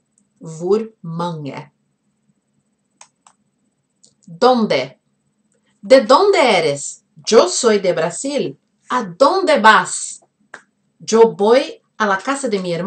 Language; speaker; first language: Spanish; non-native, fluent; Portuguese